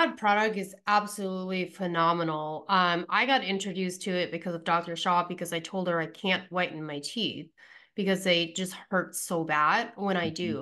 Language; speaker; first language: English; early bilingual, other home language; Pennsylvania German